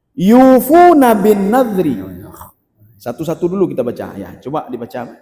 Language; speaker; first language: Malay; non-native, local second language; Achinese